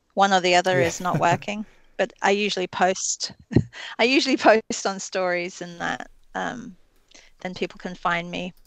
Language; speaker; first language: English; native; English